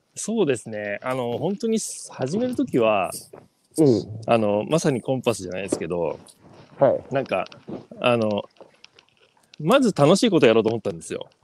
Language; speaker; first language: Japanese; native; Japanese